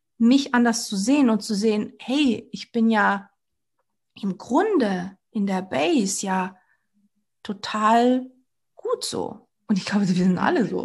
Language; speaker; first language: German; early bilingual, other home language; Portuguese